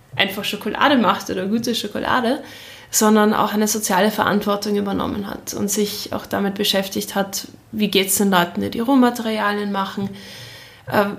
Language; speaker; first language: German; native; German